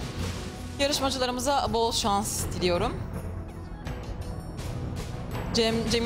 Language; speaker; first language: Turkish; native; Turkish